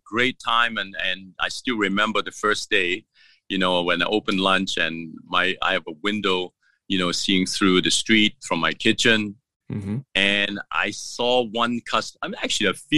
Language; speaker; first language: English; non-native, local second language; Cantonese